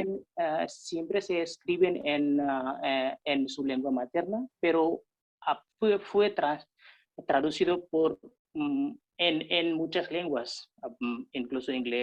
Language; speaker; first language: Spanish; non-native, fluent; Hindi